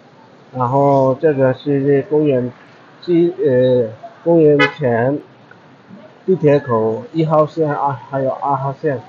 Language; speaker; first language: Chinese; non-native, fluent; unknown